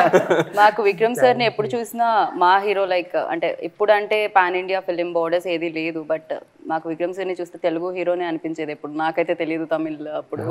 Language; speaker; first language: Telugu; native; Telugu